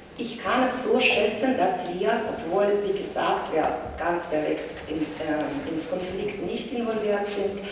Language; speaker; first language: German; non-native, fluent; Russian